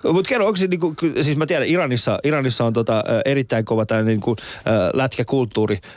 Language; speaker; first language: Finnish; early bilingual, other home language; Persian